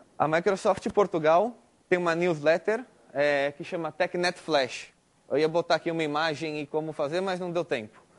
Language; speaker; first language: Portuguese; early bilingual, heritage; Spanish